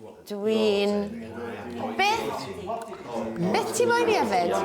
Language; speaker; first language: Welsh; non-native, learner; English